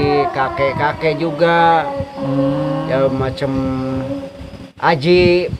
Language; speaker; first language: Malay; non-native, local second language; Sundanese